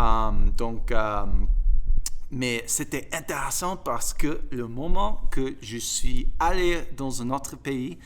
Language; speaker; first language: French; non-native, fluent; English